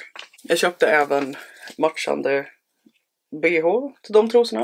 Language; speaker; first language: Swedish; native; Swedish